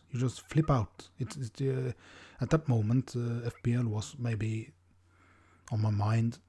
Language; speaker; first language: English; non-native, fluent; Norwegian